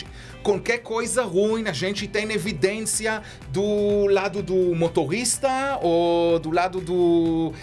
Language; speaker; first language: Portuguese; non-native, learner; Hebrew